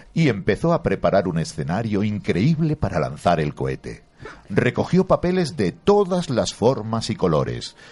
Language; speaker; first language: Spanish; native; Spanish